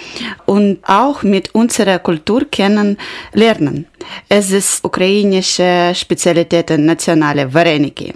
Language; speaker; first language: German; non-native, learner; Ukrainian